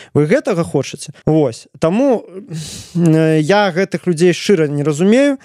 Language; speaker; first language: Belarusian; native; Belarusian